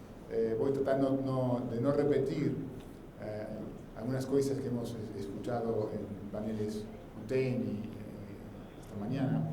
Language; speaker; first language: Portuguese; non-native, learner; Spanish